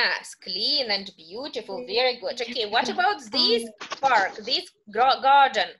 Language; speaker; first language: English; non-native, fluent; Russian